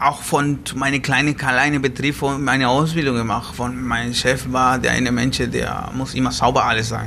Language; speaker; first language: German; non-native, learner; Spanish